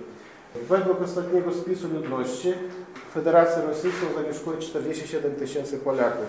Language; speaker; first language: Polish; non-native, fluent; Russian